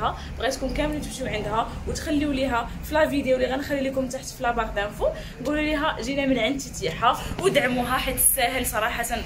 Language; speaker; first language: Arabic; native; Arabic